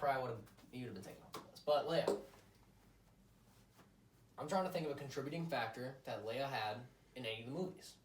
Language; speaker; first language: English; native; English